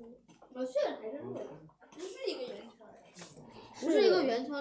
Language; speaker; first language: Chinese; native; Chinese